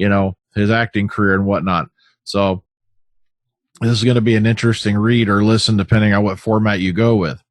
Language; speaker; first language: English; native; English